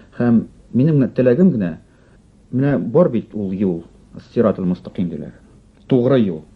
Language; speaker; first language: Tatar; non-native, local second language; Russian